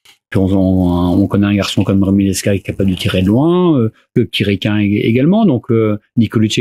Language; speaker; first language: French; native; French